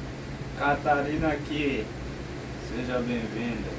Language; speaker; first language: Portuguese; non-native, learner; Haitian Creole